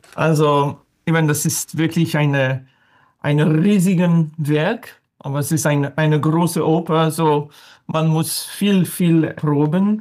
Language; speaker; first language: German; non-native, fluent; French